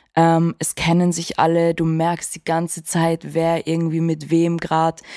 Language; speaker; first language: German; native; German